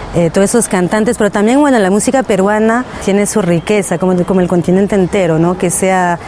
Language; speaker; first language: Spanish; early bilingual, heritage; French